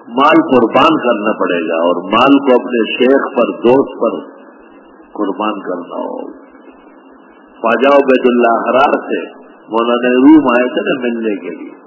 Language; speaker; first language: Urdu; non-native, local second language; Pashto